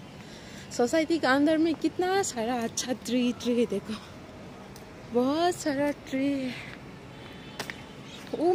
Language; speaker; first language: Hindi; non-native, local second language; Bangla